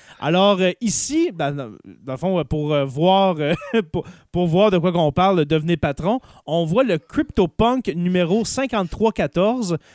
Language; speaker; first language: French; native; French